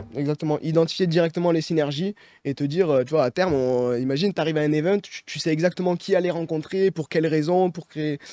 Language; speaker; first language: French; native; French